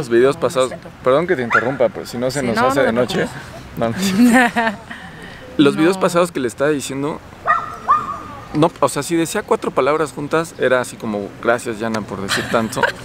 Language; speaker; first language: Spanish; native; Spanish